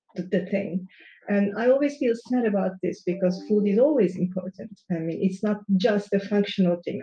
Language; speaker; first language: English; non-native, fluent; Turkish